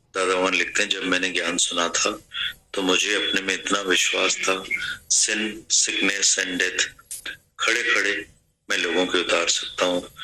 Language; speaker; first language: Hindi; non-native, local second language; Sindhi